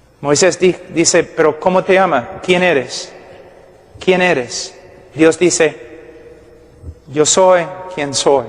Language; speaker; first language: Spanish; non-native, fluent; English